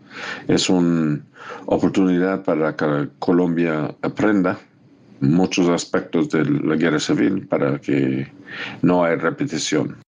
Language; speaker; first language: Spanish; non-native, fluent; English